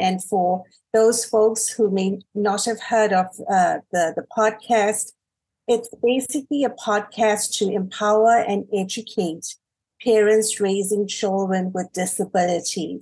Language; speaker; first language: English; native; English